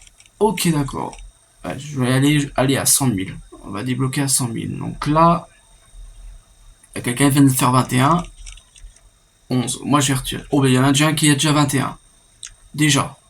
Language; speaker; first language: French; native; French